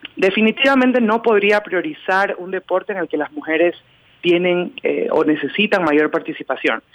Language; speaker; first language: Spanish; native; Spanish